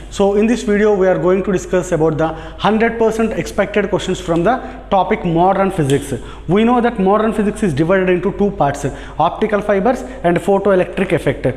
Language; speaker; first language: English; non-native, local second language; Telugu